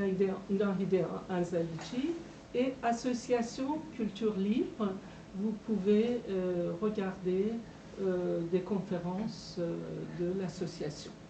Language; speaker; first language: French; non-native, fluent; Persian